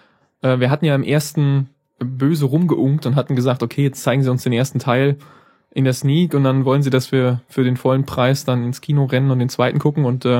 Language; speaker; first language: German; native; German